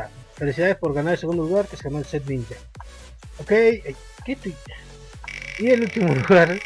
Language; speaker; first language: Spanish; native; Spanish